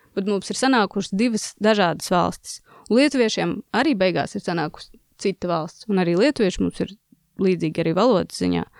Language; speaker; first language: Latvian; non-native, local second language; Russian